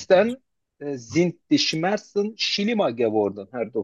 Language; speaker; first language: German; non-native, learner; Turkish